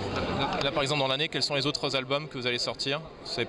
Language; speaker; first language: French; native; French